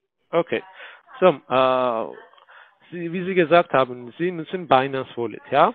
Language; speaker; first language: German; non-native, fluent; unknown